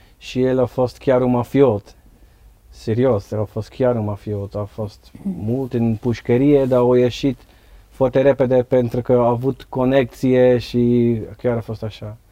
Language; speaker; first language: Romanian; non-native, learner; Dutch